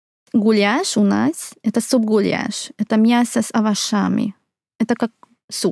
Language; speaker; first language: Russian; non-native, fluent; Hungarian